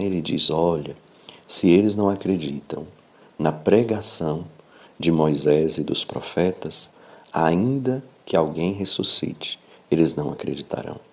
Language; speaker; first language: Portuguese; native; Portuguese